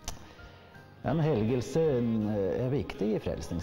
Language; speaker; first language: Swedish; native; Swedish